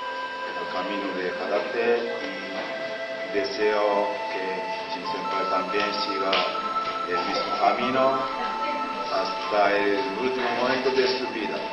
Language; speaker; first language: Spanish; non-native, learner; Japanese